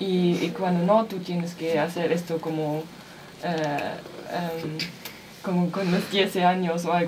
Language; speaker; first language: Spanish; non-native, learner; German